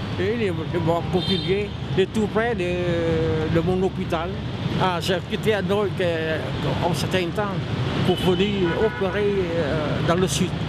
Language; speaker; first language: French; non-native, local second language; Vietnamese